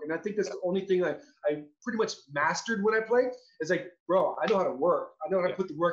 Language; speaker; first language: English; native; English